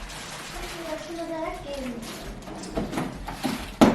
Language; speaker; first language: German; early bilingual, other home language; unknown